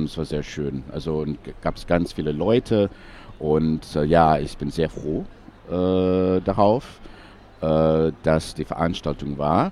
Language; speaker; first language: German; non-native, fluent; English